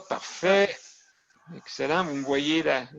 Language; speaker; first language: French; native; French